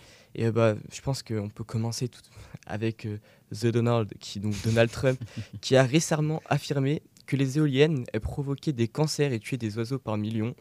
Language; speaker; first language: French; native; French